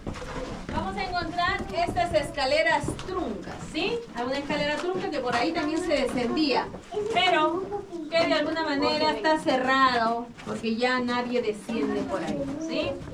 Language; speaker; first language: Spanish; native; Spanish